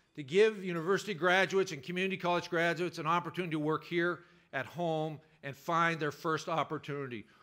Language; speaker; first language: English; native; English